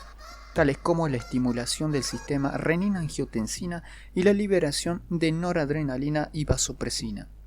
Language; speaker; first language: Spanish; native; Spanish